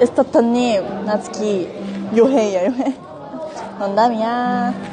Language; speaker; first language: Korean; non-native, learner; Japanese